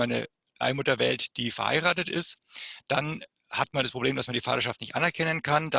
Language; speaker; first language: German; native; German